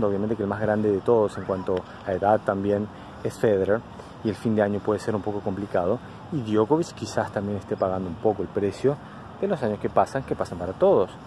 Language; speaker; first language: Spanish; native; Spanish